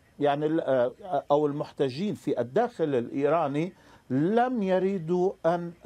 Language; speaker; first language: Arabic; non-native, fluent; Persian